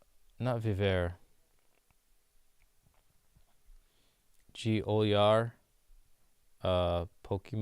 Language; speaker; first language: Portuguese; non-native, learner; English